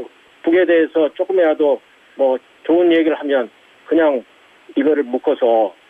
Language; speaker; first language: Korean; native; Korean